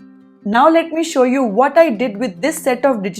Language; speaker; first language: English; non-native, local second language; Hindi